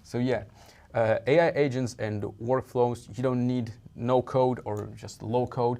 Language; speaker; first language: English; non-native, fluent; Russian